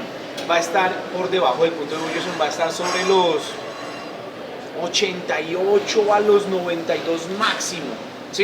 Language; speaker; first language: Spanish; native; Spanish